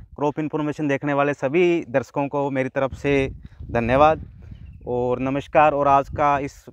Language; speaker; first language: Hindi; non-native, local second language; Punjabi